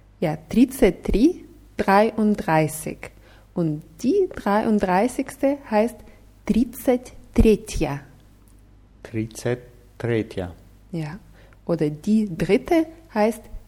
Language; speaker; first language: German; non-native, fluent; Russian